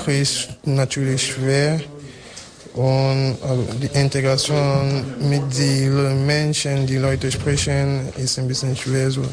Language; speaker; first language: German; non-native, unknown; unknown